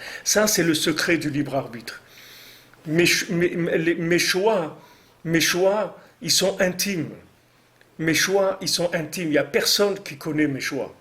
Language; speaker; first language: French; native; French